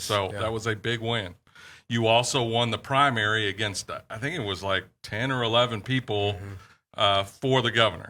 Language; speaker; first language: English; native; English